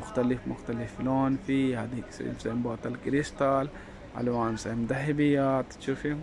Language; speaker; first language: Arabic; non-native, learner; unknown